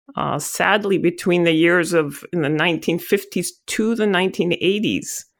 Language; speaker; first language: English; non-native, fluent; Hebrew